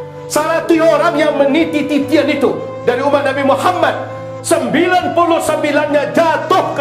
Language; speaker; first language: Indonesian; native; Indonesian